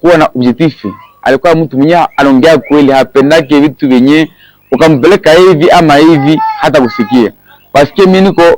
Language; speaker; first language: Swahili; native; Swahili